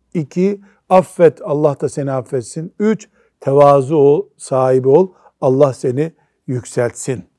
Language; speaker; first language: Turkish; native; Turkish